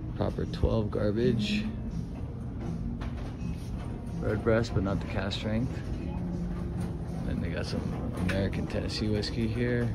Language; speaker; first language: English; native; English